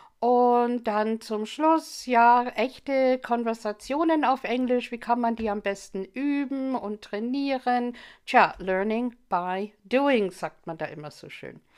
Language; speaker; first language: German; non-native, fluent; English